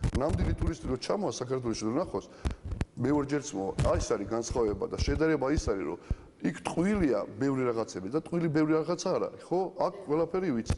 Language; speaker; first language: Georgian; non-native, local second language; Ossetic